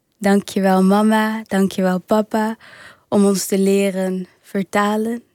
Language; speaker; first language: Dutch; early bilingual, other home language; Kinyarwanda